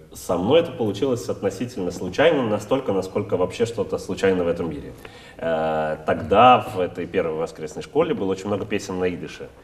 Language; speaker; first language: Russian; native; Russian